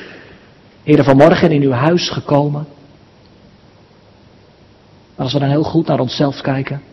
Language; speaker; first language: Dutch; native; Dutch